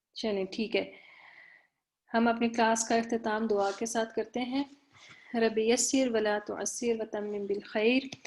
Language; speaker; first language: Urdu; native; Urdu